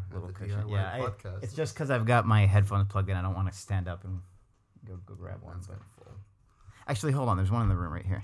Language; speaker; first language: English; native; English